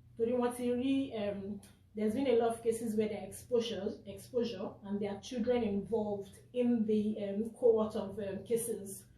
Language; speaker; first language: English; non-native, local second language; Yoruba